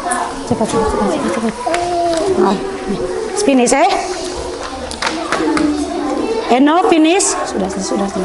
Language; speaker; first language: English; non-native, learner; Indonesian